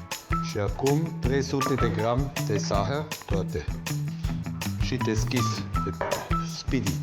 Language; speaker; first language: Romanian; non-native, learner; Swiss German